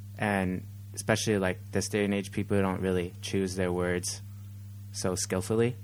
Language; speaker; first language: English; native; English